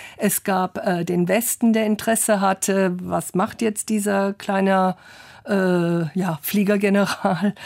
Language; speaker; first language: German; early bilingual, other home language; English